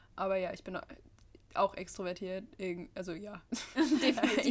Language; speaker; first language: German; early bilingual, other home language; English